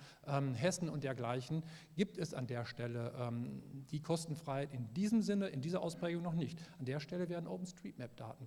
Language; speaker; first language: German; native; German